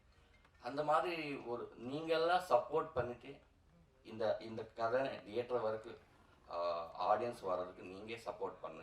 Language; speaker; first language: Tamil; non-native, learner; Telugu